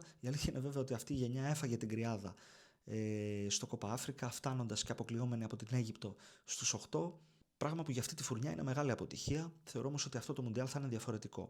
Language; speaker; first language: Greek; native; Greek